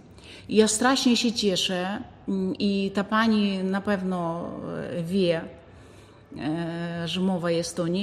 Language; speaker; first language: Polish; non-native, fluent; Ukrainian